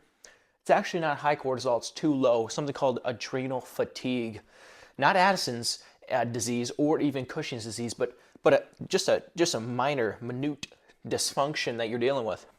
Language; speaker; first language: English; native; English